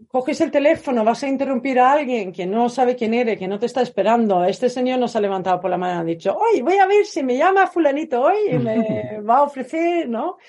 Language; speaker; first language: Spanish; non-native, fluent; Swedish